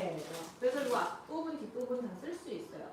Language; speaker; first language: Korean; native; Korean